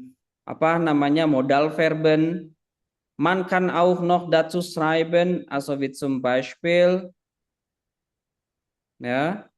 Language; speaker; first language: German; non-native, fluent; Indonesian